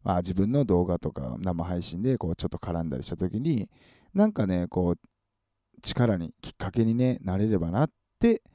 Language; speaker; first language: Japanese; native; Japanese